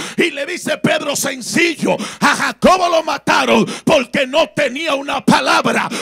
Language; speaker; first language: Spanish; native; Spanish